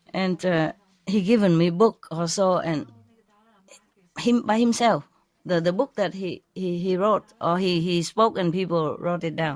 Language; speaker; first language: English; non-native, fluent; Vietnamese